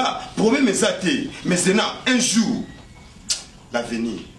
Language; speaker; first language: French; non-native, local second language; Lingala